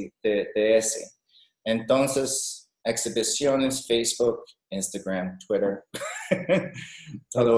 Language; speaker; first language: Spanish; non-native, learner; English